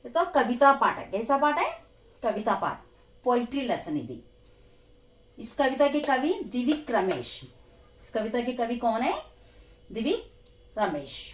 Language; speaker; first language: Hindi; non-native, local second language; Telugu